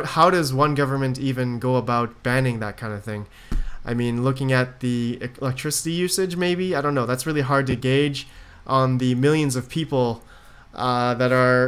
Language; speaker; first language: English; native; English